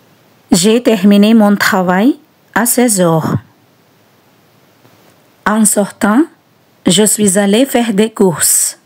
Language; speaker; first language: French; non-native, fluent; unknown